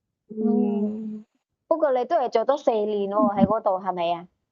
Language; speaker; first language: Cantonese; native; Cantonese